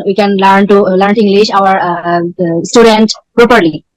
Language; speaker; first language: English; non-native, learner; Bangla